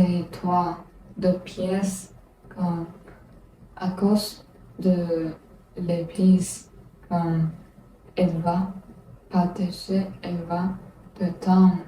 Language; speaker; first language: French; non-native, learner; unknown